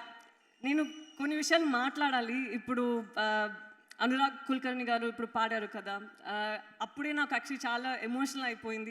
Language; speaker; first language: Telugu; non-native, fluent; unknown